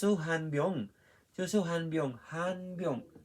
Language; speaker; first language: Korean; non-native, fluent; Filipino